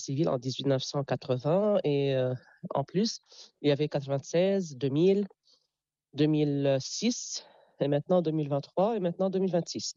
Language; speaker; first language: French; non-native, local second language; Arabic